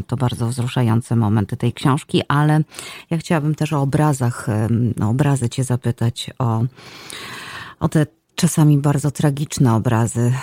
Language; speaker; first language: Polish; native; Polish